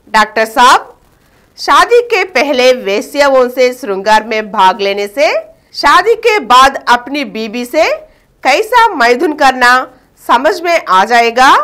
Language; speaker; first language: Hindi; non-native, local second language; Telugu